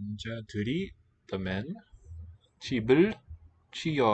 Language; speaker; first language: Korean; non-native, learner; English